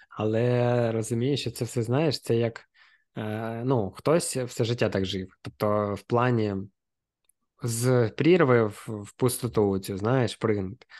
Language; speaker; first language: Ukrainian; non-native, local second language; Russian